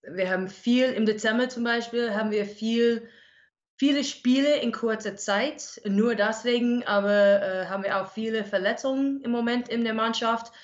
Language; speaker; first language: German; non-native, learner; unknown